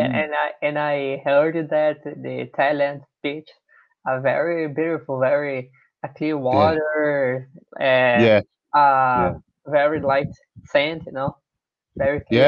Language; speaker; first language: English; non-native, learner; Portuguese